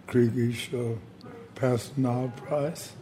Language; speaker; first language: German; early bilingual, heritage; German